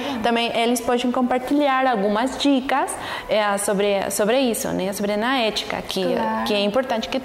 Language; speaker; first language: Portuguese; non-native, learner; Spanish